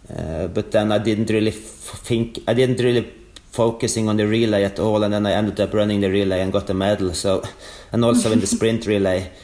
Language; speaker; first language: English; non-native, fluent; Norwegian